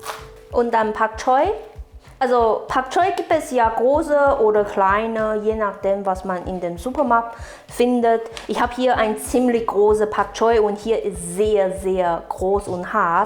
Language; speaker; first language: German; non-native, fluent; Chinese